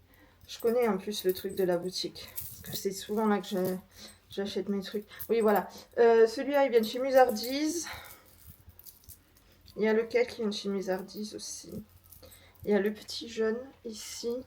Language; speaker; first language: French; native; French